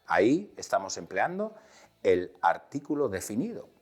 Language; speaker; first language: Spanish; non-native, fluent; English